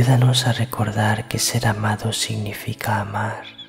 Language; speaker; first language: Spanish; native; Spanish